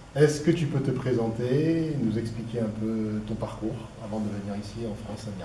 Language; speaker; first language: French; native; French